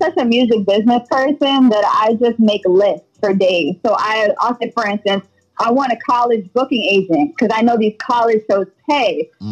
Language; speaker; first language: English; native; English